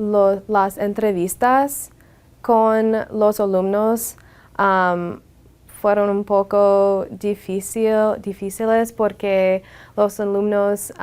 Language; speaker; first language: Spanish; non-native, learner; English